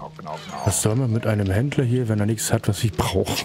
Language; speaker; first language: German; native; German